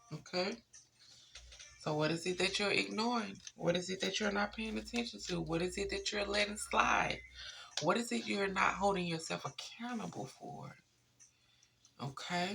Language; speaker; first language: English; native; English